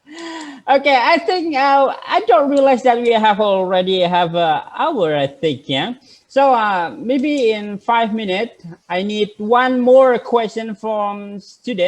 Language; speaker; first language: English; non-native, fluent; Indonesian